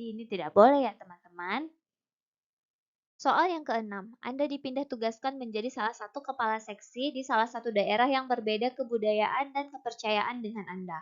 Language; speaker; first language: Indonesian; native; Indonesian